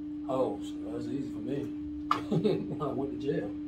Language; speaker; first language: English; native; English